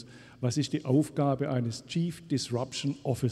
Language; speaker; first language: German; native; German